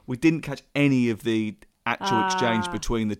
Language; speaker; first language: English; native; English